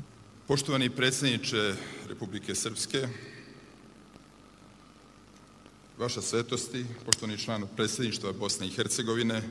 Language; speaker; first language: Serbian; native; Serbian